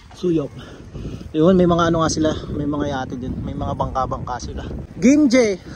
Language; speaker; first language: Filipino; native; Filipino